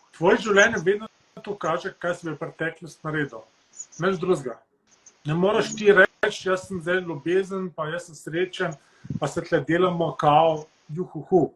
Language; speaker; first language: Slovenian; early bilingual, heritage; Slovenian